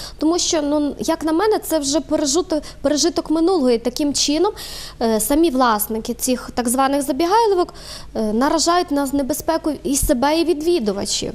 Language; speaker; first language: Ukrainian; native; Ukrainian